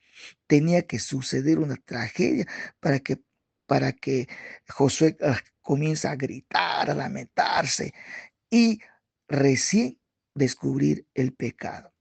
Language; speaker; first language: Spanish; native; Spanish